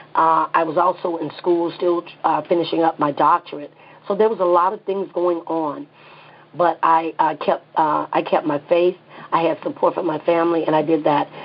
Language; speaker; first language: English; native; English